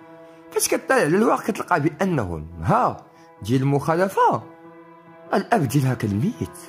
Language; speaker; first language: Arabic; native; Arabic